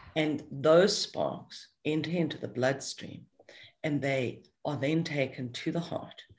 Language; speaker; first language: English; native; English